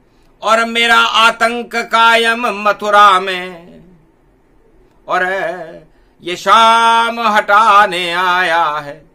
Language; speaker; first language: Hindi; native; Hindi